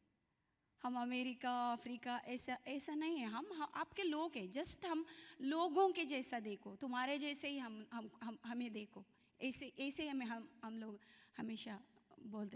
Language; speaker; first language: Hindi; non-native, local second language; Kannada